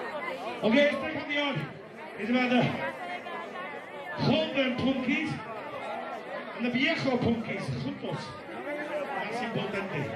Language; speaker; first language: Spanish; non-native, learner; English